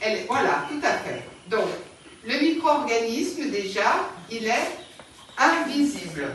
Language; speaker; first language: French; native; French